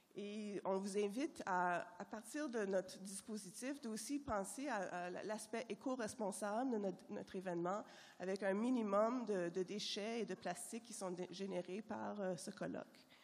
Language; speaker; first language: French; native; French